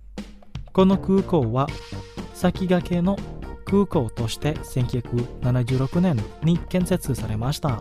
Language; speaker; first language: Japanese; non-native, fluent; Indonesian